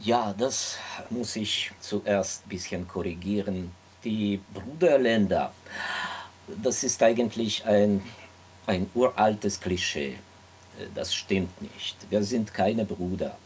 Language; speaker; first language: German; non-native, fluent; Ukrainian